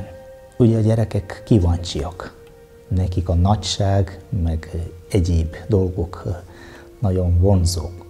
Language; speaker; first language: Hungarian; non-native, fluent; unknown